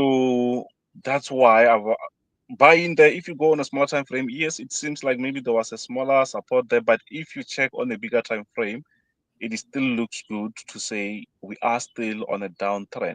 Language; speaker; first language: English; non-native, fluent; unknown